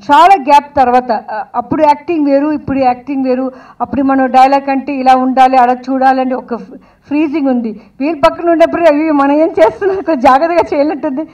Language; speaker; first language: Telugu; non-native, fluent; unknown